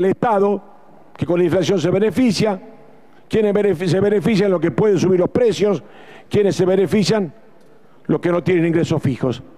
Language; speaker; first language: Spanish; native; Spanish